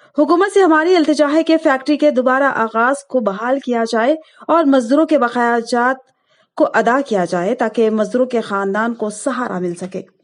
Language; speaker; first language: Urdu; native; Urdu